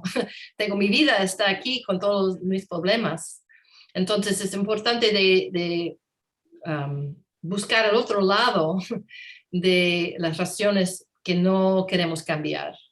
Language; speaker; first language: Spanish; non-native, learner; English